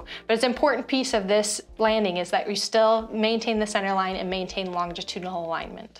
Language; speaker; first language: English; native; English